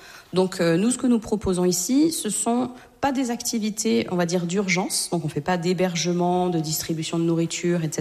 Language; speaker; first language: French; native; French